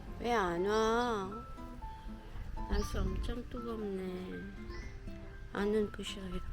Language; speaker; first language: Korean; non-native, fluent; Filipino